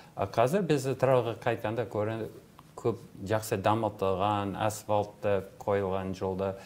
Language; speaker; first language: Kazakh; non-native, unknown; English